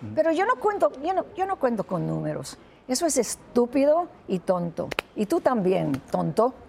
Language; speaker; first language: Spanish; native; Spanish